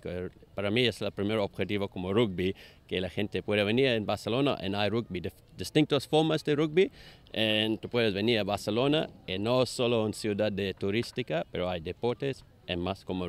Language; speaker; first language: Spanish; non-native, learner; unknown